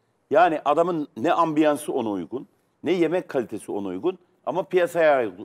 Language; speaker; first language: Turkish; native; Turkish